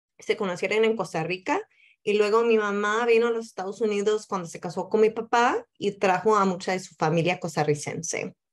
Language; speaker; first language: Spanish; early bilingual, heritage; Spanish